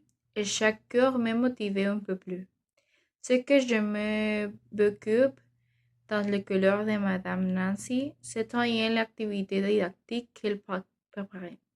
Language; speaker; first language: French; non-native, learner; Spanish